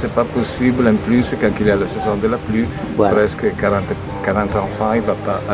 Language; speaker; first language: French; non-native, fluent; Italian